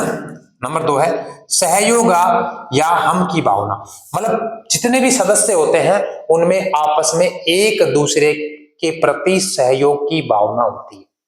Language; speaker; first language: Hindi; native; Hindi